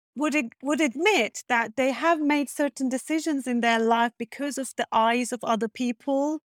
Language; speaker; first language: English; non-native, fluent; Turkish